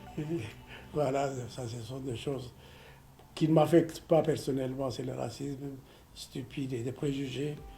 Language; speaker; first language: French; non-native, fluent; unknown